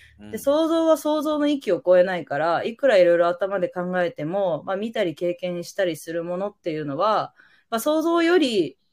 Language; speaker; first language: Japanese; native; Japanese